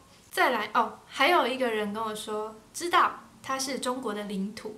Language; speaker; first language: Chinese; native; Chinese